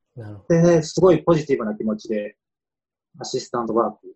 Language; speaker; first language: Japanese; native; Japanese